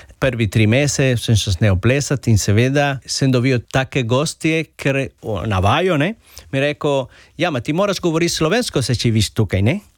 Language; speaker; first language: Slovenian; non-native, learner; Spanish